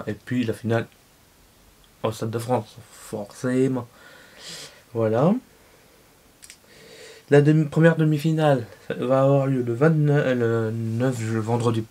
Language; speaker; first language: French; native; French